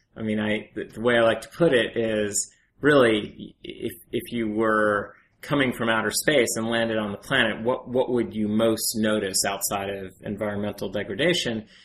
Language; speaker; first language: English; native; English